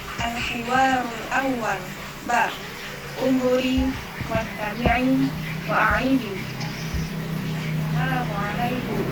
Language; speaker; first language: Arabic; non-native, learner; Indonesian